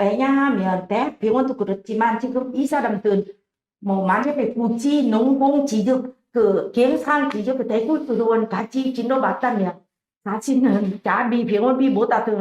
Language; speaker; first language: Korean; non-native, learner; Vietnamese